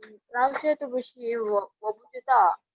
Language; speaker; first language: Chinese; non-native, learner; Indonesian